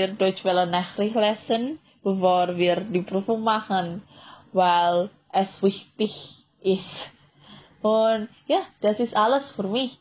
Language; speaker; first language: German; non-native, learner; Indonesian